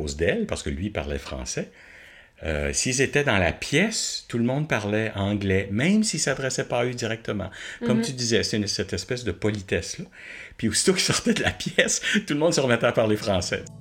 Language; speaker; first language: French; native; French